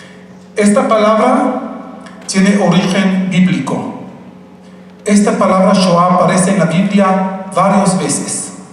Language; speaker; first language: Spanish; non-native, fluent; Hebrew